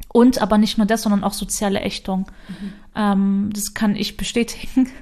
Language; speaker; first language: German; early bilingual, other home language; Turkish